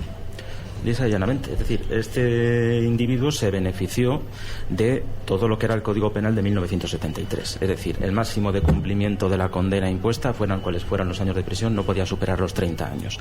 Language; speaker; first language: Spanish; native; Spanish